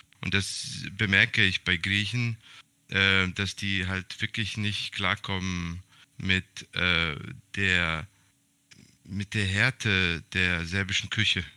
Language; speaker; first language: German; early bilingual, other home language; Serbian